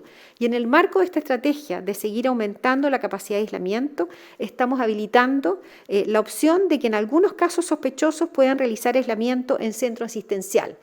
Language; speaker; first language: Spanish; native; Spanish